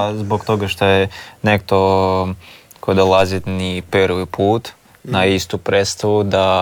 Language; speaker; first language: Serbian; non-native, learner; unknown